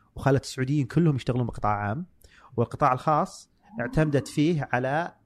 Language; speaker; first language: Arabic; native; Arabic